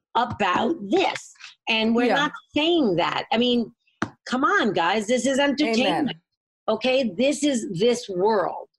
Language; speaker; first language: English; native; English